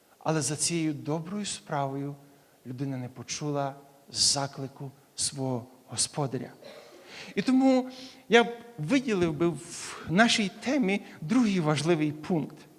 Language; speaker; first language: Ukrainian; native; Ukrainian